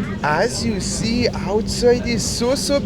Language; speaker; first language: English; non-native, fluent; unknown